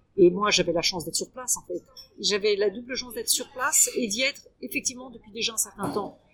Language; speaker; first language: French; early bilingual, heritage; French